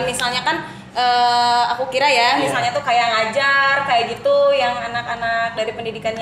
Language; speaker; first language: Indonesian; native; Indonesian